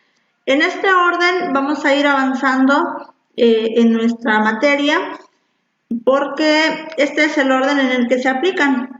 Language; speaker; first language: Spanish; native; Spanish